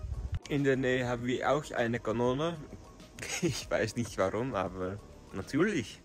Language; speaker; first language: German; non-native, learner; Dutch